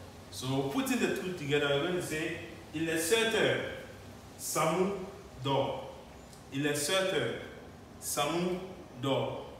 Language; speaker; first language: English; non-native, local second language; Akan